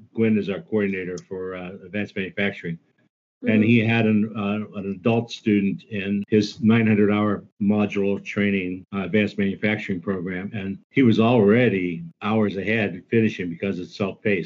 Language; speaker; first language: English; native; English